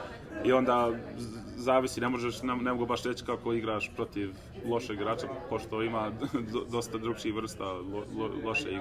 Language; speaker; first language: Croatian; early bilingual, heritage; Serbian